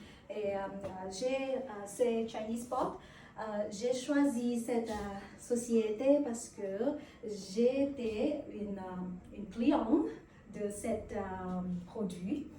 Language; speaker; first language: French; non-native, learner; Vietnamese